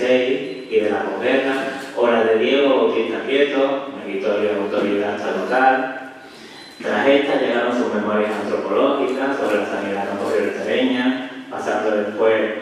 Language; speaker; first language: Spanish; native; Spanish